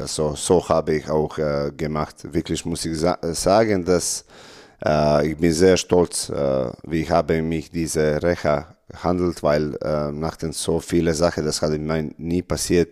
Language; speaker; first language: German; non-native, learner; Serbian